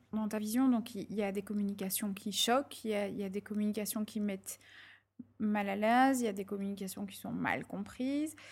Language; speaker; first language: French; native; French